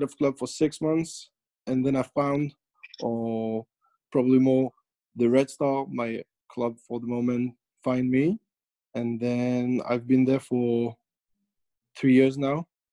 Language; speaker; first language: English; non-native, fluent; French